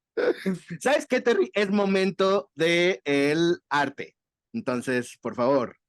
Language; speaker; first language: Spanish; native; Spanish